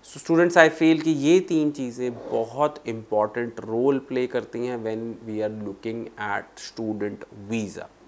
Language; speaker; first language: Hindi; non-native, local second language; Punjabi